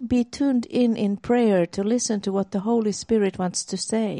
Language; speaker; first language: English; non-native, fluent; Finnish